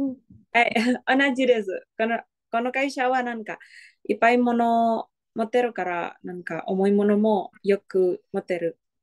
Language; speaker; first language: Japanese; non-native, learner; Indonesian